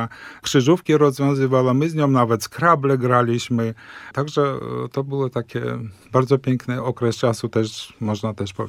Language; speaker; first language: Polish; early bilingual, heritage; Polish